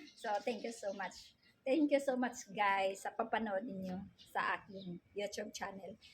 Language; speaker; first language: Filipino; non-native, local second language; Cebuano